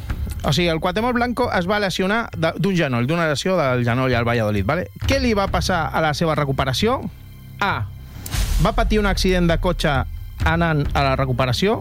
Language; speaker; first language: Catalan; native; Catalan